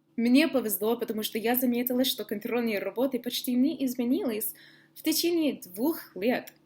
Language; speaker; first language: Russian; non-native, fluent; English